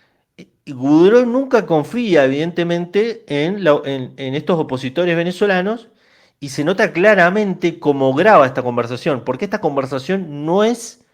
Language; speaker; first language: Spanish; native; Spanish